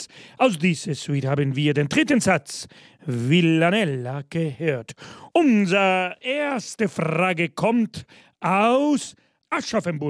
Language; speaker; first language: German; non-native, fluent; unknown